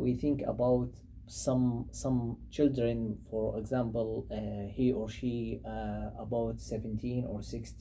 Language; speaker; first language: English; non-native, learner; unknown